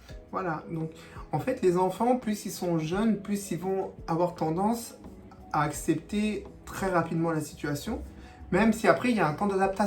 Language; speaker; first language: French; native; French